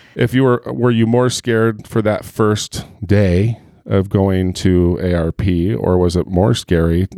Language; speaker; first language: English; native; English